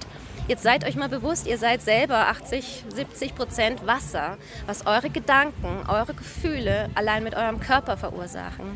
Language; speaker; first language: German; native; German